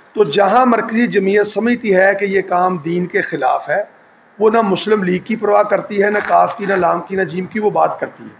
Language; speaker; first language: Urdu; non-native, local second language; Punjabi